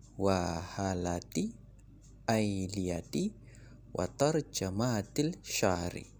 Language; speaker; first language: Arabic; non-native, learner; Malay